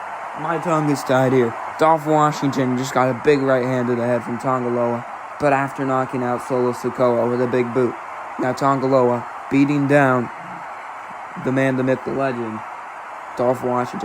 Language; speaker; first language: English; native; English